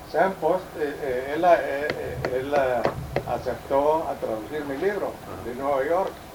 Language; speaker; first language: Spanish; native; Spanish